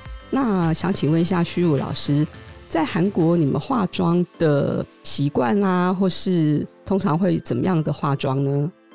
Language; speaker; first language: Chinese; native; Chinese